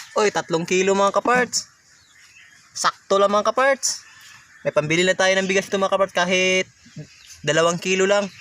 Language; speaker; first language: Filipino; non-native, local second language; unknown